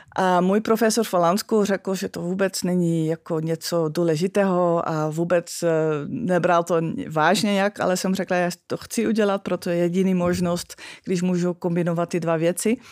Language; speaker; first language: Czech; non-native, fluent; Dutch